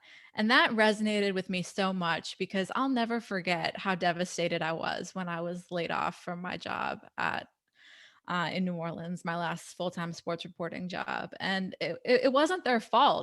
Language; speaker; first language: English; native; English